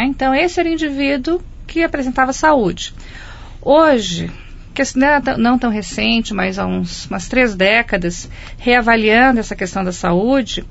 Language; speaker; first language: Portuguese; native; Portuguese